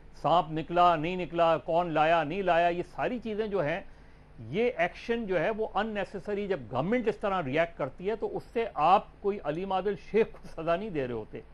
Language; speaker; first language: Urdu; native; Urdu